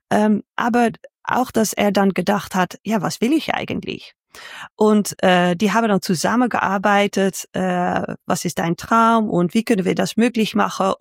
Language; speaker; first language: German; non-native, learner; Dutch